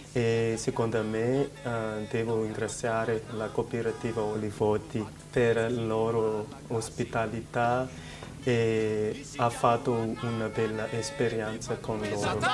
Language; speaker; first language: Italian; non-native, learner; Malagasy